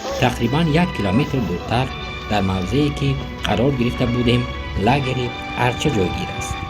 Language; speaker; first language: Tajik; native; Tajik